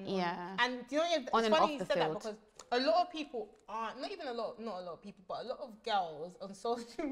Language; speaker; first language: English; early bilingual, other home language; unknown